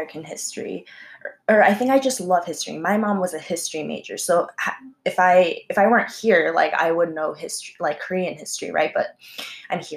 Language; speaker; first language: English; early bilingual, other home language; Korean